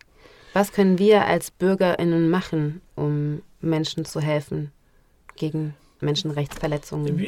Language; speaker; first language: German; native; German